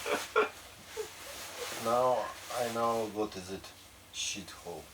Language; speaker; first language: English; non-native, learner; Russian